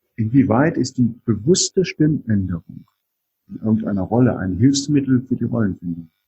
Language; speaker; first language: German; native; German